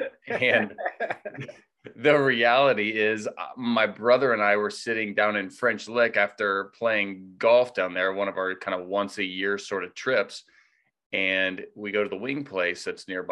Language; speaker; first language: English; native; English